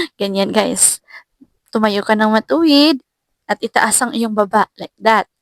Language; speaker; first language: Filipino; non-native, local second language; Cebuano